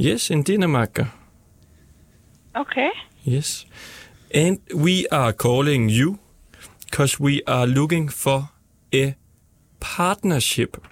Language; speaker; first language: English; non-native, learner; Danish